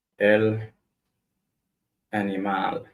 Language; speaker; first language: Spanish; non-native, learner; Arabic